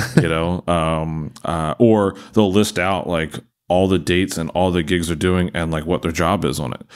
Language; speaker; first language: English; native; English